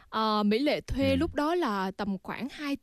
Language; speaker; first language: Vietnamese; native; Vietnamese